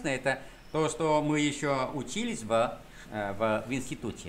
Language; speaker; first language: Russian; non-native, fluent; Vietnamese